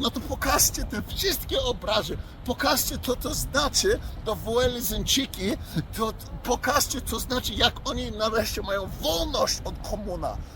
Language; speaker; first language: Polish; early bilingual, heritage; English